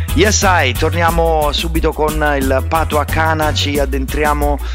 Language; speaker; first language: Italian; native; Italian